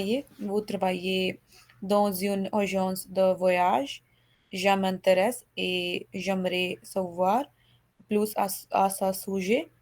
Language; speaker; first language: French; non-native, learner; Hindi